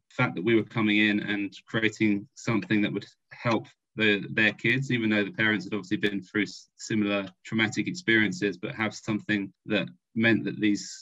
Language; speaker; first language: English; native; English